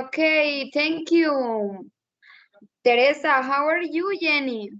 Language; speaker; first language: English; non-native, learner; Spanish